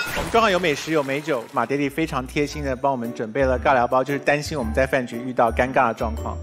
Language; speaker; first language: Chinese; native; Chinese